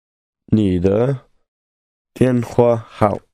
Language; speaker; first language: Chinese; non-native, learner; English